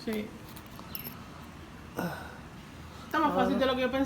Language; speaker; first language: Spanish; early bilingual, heritage; Spanish